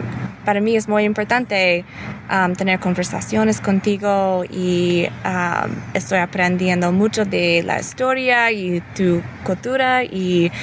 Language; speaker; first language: Spanish; early bilingual, heritage; English